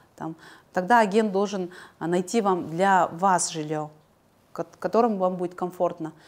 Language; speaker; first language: Russian; non-native, local second language; Kazakh